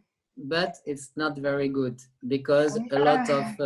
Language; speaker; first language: English; non-native, learner; French